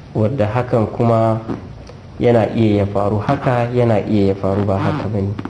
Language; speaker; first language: Hausa; non-native, local second language; Fula